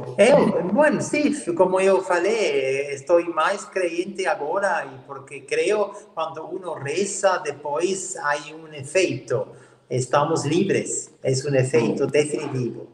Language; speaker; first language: Portuguese; non-native, learner; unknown